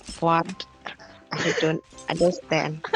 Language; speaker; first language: English; non-native, learner; Thai